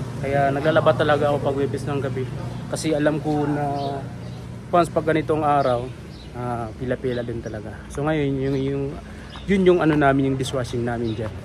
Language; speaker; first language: Filipino; non-native, local second language; Waray